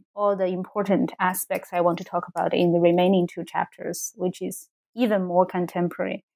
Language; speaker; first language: English; non-native, fluent; Chinese